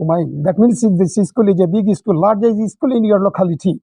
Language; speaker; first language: English; non-native, local second language; Bangla